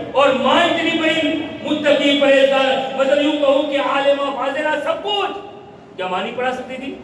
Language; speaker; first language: Urdu; non-native, local second language; Gujarati